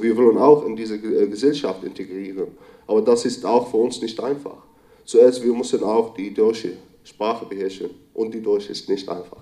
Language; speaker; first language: German; non-native, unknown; Arabic